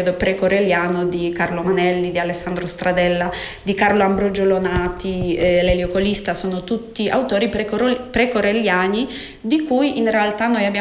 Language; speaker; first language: Italian; non-native, fluent; Polish